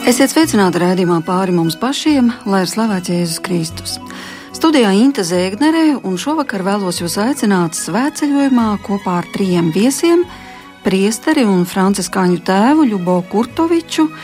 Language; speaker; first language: Latvian; native; Latvian